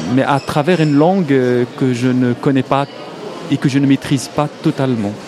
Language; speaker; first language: French; non-native, local second language; Arabic